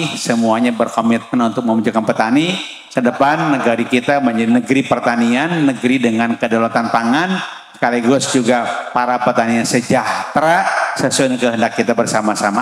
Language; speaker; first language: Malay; non-native, local second language; Sundanese